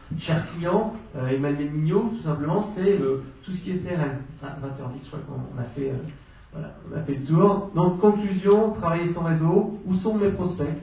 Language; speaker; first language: French; native; French